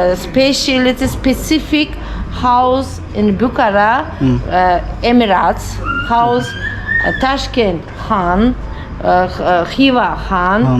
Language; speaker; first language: English; non-native, learner; Uzbek